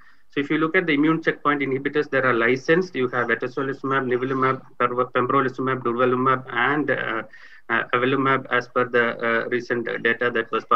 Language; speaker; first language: English; non-native, local second language; Tamil